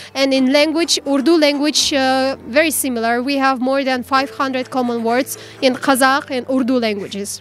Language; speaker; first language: English; non-native, learner; Kazakh